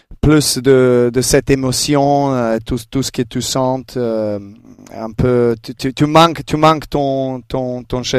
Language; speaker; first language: French; non-native, learner; Serbian